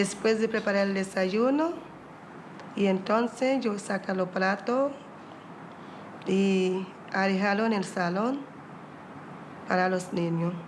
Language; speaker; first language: Spanish; non-native, fluent; Haitian Creole